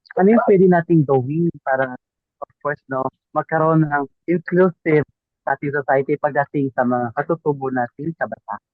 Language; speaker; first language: Filipino; non-native, local second language; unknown